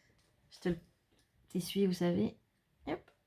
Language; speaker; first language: French; native; French